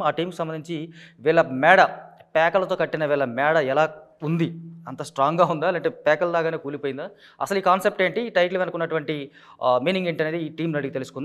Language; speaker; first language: Telugu; native; Telugu